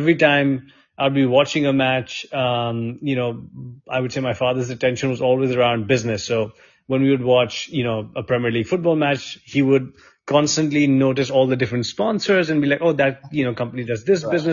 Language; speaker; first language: English; non-native, local second language; Hindi